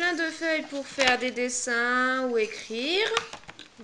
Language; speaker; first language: French; native; French